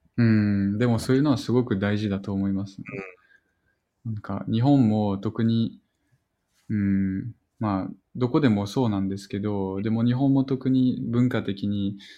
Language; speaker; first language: Japanese; non-native, fluent; French